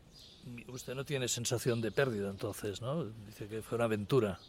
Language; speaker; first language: Spanish; native; Spanish